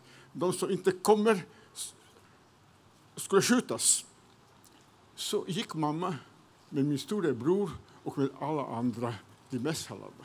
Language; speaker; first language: Swedish; non-native, fluent; Serbian